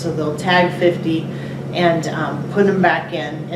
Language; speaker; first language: English; native; English